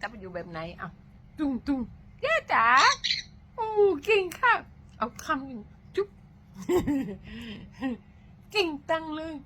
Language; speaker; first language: Thai; native; Thai